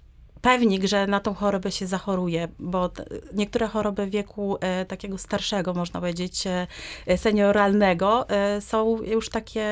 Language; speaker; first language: Polish; native; Polish